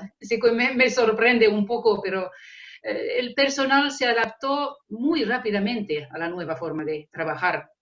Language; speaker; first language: Spanish; non-native, fluent; Finnish